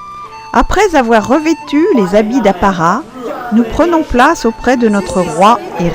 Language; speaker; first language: French; native; French